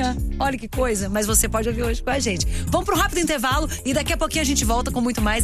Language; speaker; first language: Portuguese; native; Portuguese